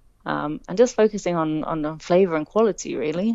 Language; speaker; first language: English; native; English